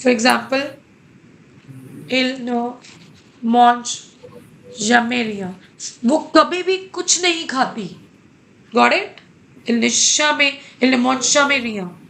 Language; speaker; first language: French; non-native, fluent; Hindi